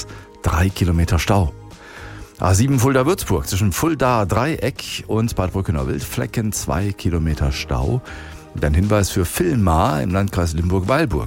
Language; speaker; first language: German; native; German